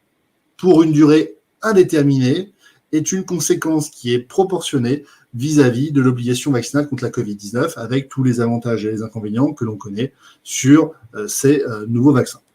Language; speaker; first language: French; native; French